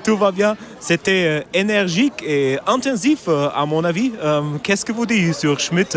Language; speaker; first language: French; non-native, learner; German